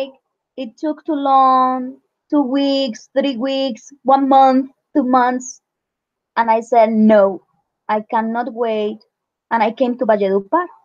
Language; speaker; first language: English; non-native, fluent; Spanish